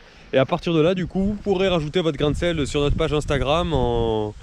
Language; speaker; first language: French; native; French